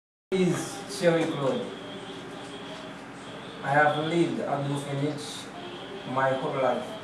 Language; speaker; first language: English; non-native, learner; Haitian Creole